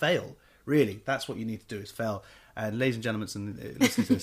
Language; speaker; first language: English; native; English